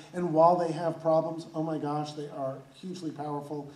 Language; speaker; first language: English; native; English